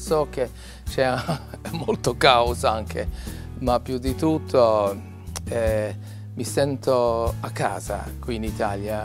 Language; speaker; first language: Italian; non-native, learner; English